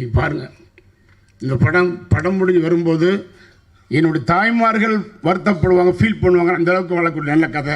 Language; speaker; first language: Tamil; native; Tamil